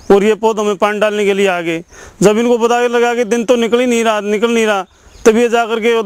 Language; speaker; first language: Hindi; native; Hindi